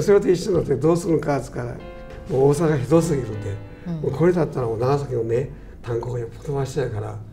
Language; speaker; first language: Japanese; native; Japanese